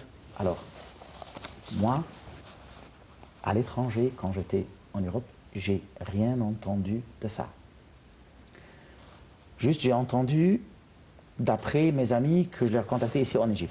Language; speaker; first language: French; non-native, fluent; Arabic